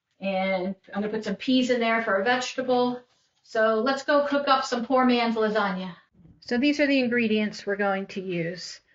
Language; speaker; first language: English; native; English